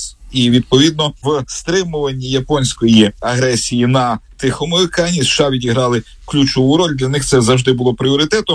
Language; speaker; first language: Ukrainian; native; Ukrainian